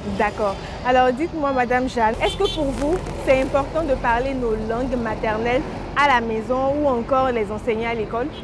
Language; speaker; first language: French; non-native, local second language; Fon